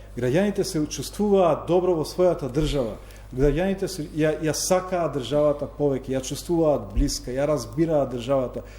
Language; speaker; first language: Macedonian; non-native, local second language; Albanian